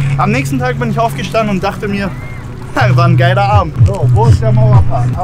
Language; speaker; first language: German; native; German